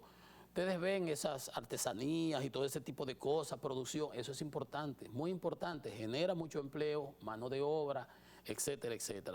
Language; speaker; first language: Spanish; native; Spanish